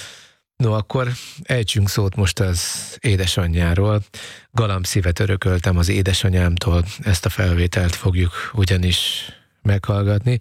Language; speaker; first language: Hungarian; native; Hungarian